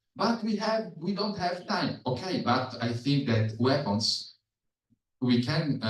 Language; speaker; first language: English; non-native, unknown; Italian